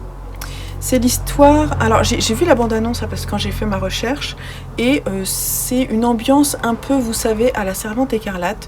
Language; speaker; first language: French; native; French